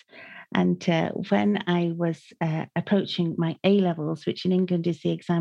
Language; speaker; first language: English; native; English